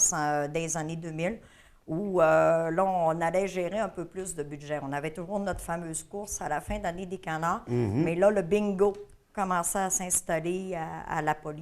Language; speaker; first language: French; native; French